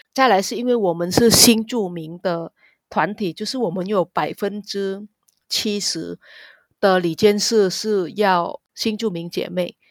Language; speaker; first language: Chinese; non-native, fluent; Vietnamese